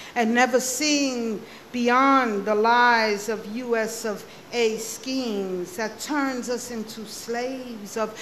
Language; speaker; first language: English; early bilingual, other home language; Spanish